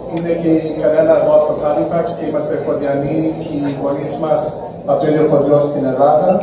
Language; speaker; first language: Greek; early bilingual, heritage; Greek